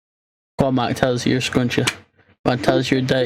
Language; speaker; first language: English; native; English